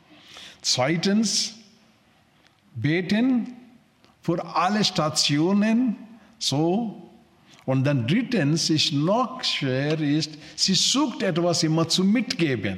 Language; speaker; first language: German; non-native, learner; Telugu